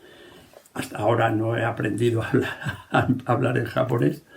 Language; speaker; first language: Spanish; native; Spanish